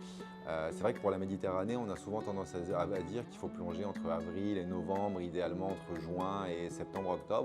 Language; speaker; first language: French; native; French